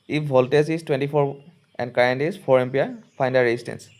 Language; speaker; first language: English; non-native, local second language; Assamese